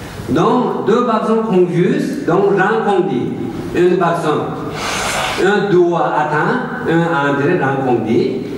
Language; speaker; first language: French; non-native, learner; Tibetan